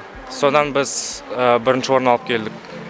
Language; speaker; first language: Kazakh; non-native, local second language; Russian